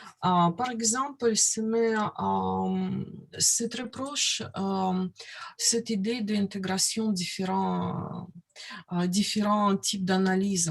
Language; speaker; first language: French; non-native, learner; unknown